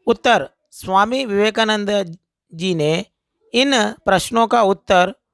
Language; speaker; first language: Hindi; non-native, local second language; Telugu